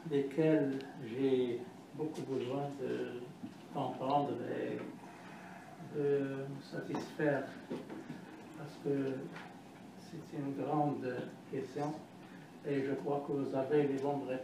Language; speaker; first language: French; non-native, learner; Arabic